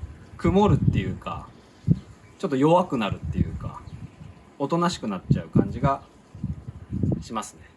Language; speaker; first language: Japanese; native; Japanese